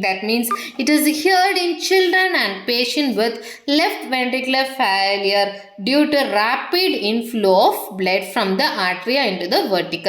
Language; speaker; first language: English; non-native, local second language; Tamil